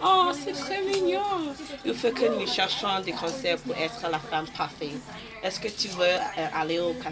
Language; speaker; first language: French; non-native, learner; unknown